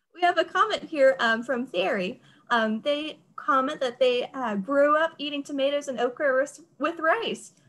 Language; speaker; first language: English; native; English